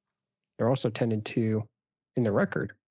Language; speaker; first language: English; native; English